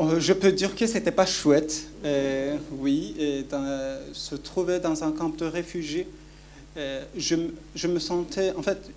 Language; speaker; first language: French; non-native, fluent; Kurdish